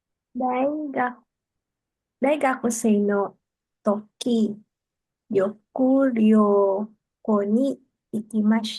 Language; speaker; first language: Japanese; non-native, learner; Filipino